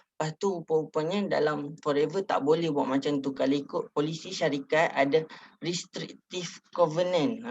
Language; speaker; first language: Malay; native; Malay